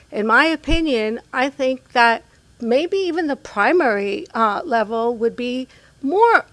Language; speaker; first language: English; non-native, fluent; Hebrew